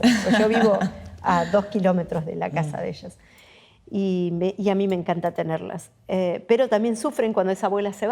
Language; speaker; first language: Spanish; native; Spanish